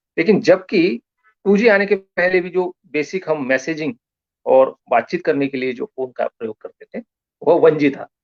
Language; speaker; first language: Hindi; non-native, local second language; Marathi